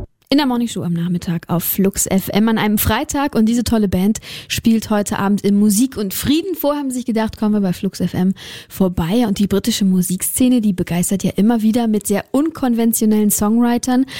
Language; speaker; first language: German; native; German